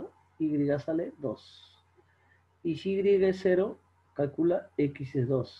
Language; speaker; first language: Spanish; native; Spanish